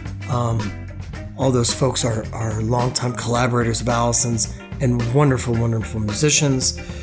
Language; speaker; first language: English; native; English